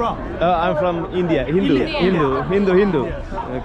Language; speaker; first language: English; non-native, learner; Malayalam